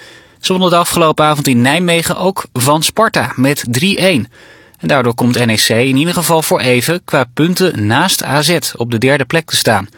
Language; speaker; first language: Dutch; native; Dutch